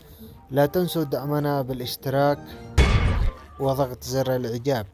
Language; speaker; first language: Arabic; native; Arabic